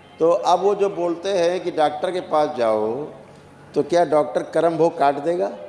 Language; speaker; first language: Hindi; native; Hindi